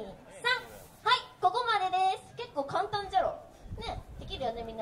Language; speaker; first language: Japanese; native; Japanese